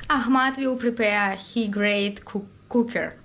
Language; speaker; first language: English; non-native, learner; Russian